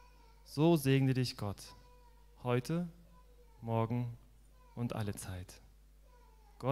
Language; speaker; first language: German; native; German